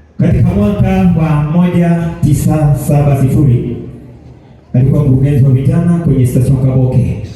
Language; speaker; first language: Swahili; native; Swahili